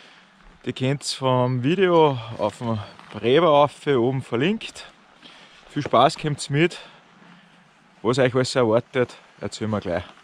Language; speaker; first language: German; native; German